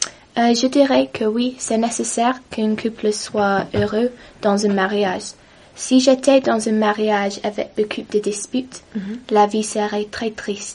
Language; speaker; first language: French; non-native, learner; English